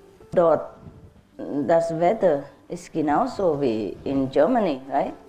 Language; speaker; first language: German; non-native, learner; Vietnamese